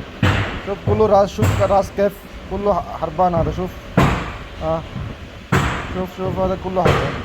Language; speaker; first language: Arabic; non-native, learner; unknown